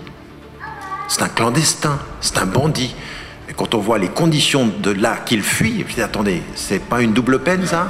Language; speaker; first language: French; early bilingual, other home language; Arabic